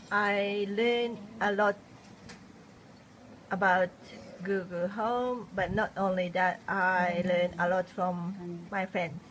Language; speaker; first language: English; non-native, fluent; Japanese